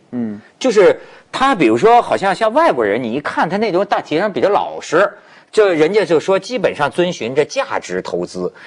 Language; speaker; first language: Chinese; native; Chinese